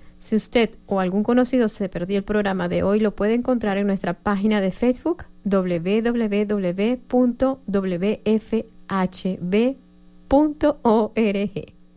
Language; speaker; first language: Spanish; native; Spanish